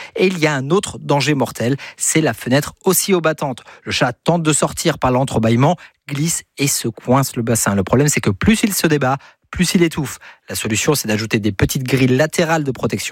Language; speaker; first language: French; native; French